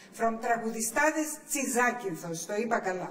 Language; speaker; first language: Greek; native; Greek